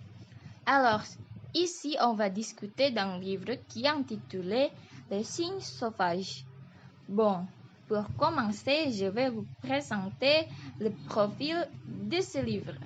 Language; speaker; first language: French; non-native, learner; Indonesian